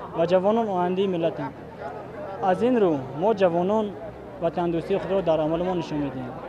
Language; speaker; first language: Tajik; native; Tajik